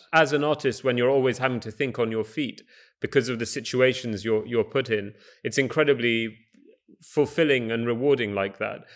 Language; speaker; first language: English; native; English